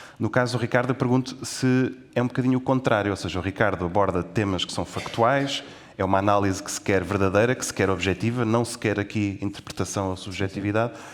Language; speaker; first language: Portuguese; native; Portuguese